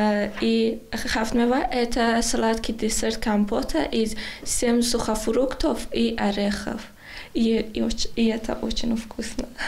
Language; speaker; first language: Russian; non-native, learner; Persian